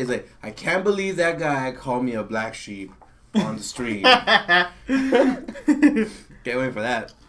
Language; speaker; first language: English; native; English